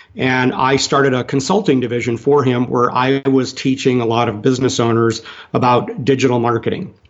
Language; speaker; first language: English; native; English